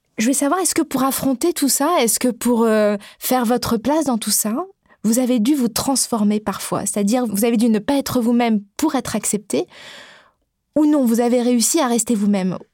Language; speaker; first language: French; native; French